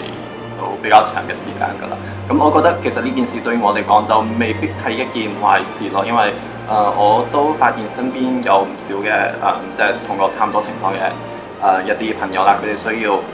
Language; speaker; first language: Cantonese; native; Cantonese